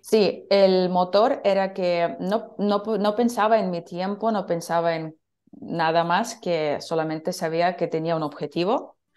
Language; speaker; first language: Spanish; non-native, fluent; Russian